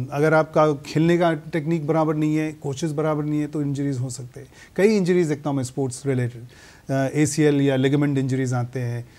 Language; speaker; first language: Hindi; native; Hindi